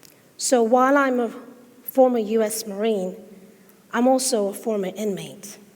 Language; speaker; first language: English; native; English